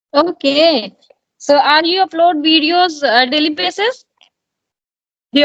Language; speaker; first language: English; non-native, learner; Hindi